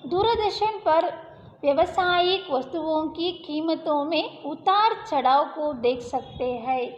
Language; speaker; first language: Hindi; non-native, local second language; Kannada